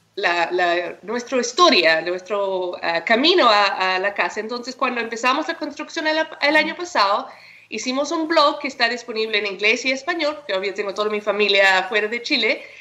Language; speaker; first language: Spanish; non-native, fluent; English